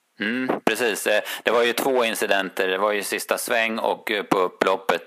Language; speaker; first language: Swedish; native; Swedish